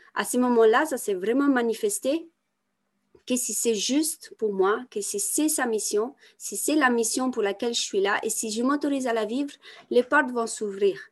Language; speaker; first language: French; non-native, fluent; Italian